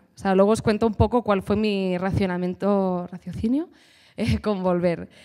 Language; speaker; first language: Spanish; native; Spanish